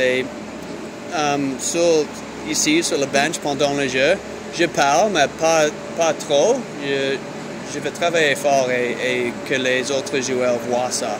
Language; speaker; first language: French; non-native, learner; English